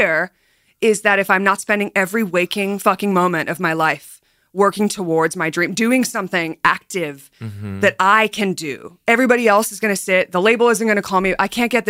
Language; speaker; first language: English; native; English